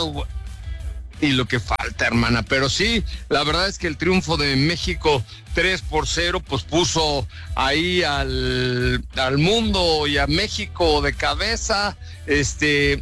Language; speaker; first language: Spanish; native; Spanish